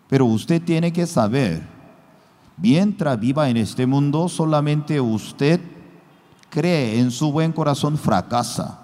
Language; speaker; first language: Spanish; non-native, fluent; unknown